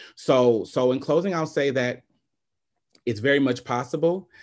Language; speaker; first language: English; native; English